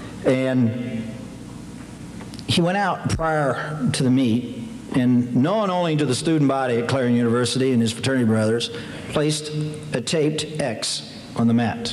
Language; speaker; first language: English; native; English